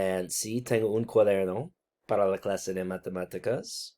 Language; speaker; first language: Spanish; non-native, fluent; English